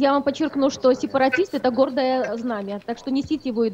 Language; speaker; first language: Russian; native; Russian